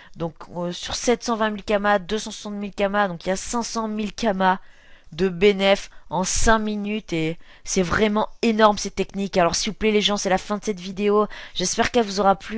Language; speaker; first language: French; native; French